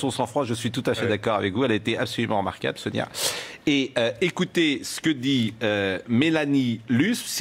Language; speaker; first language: French; native; French